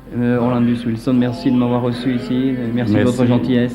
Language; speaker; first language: French; native; French